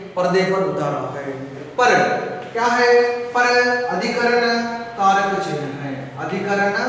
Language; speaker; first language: Hindi; non-native, local second language; Telugu